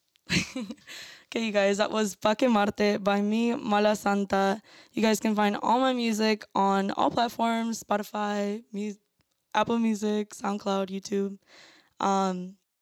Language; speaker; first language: English; early bilingual, other home language; Spanish